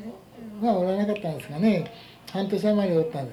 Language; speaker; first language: Japanese; native; Japanese